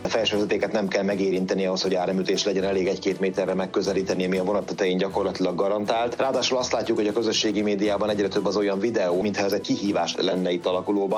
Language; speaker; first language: Hungarian; native; Hungarian